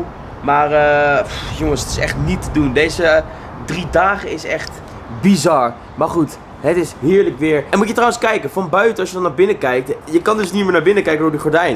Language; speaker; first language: Dutch; native; Dutch